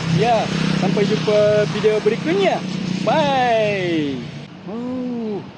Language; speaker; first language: Malay; non-native, learner; Japanese